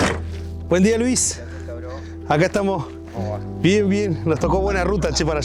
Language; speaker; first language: Spanish; native; Spanish